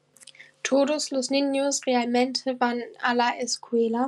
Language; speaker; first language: Spanish; non-native, learner; German